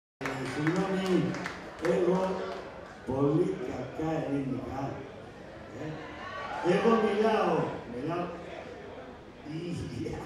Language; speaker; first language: Greek; non-native, learner; Italian